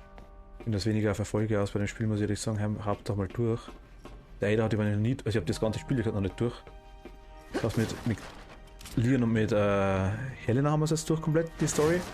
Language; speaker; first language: German; native; German